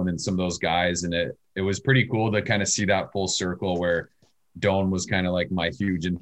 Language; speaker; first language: English; native; English